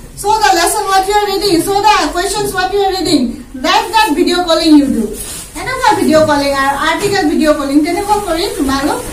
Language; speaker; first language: English; non-native, local second language; Assamese